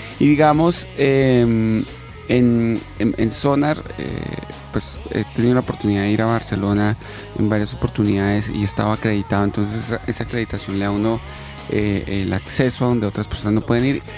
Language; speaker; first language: Spanish; native; Spanish